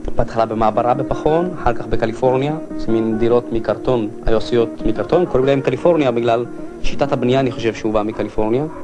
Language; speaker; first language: Hebrew; early bilingual, other home language; Arabic